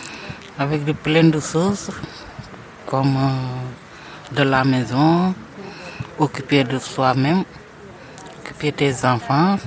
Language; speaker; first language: French; non-native, learner; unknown